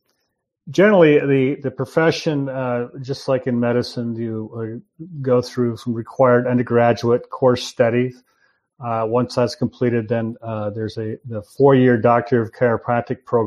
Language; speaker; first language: English; native; English